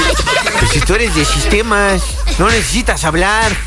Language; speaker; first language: Spanish; native; Spanish